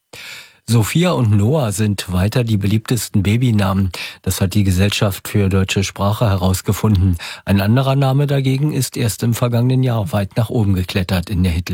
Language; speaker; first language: German; native; German